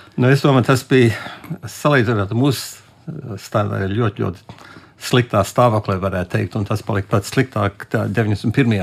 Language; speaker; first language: Latvian; early bilingual, heritage; Latvian